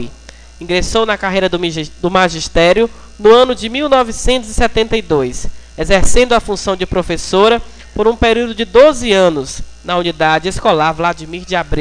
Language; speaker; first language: Portuguese; native; Portuguese